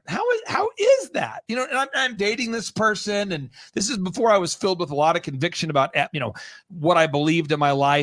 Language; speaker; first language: English; native; English